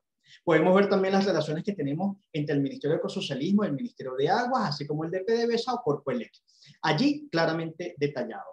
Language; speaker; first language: Spanish; native; Spanish